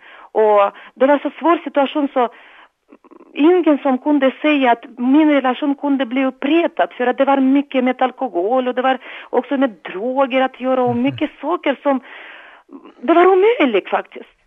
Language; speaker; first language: Swedish; non-native, learner; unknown